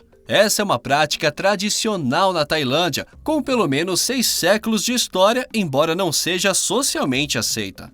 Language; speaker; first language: Portuguese; native; Portuguese